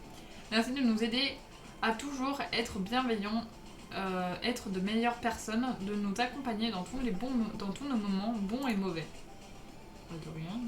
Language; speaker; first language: French; native; French